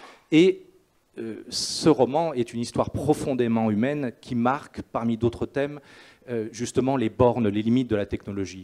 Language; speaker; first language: French; native; French